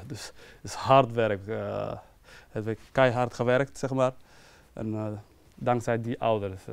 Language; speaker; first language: Dutch; non-native, fluent; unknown